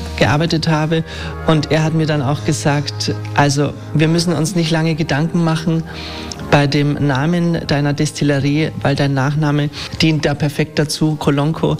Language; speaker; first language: German; native; German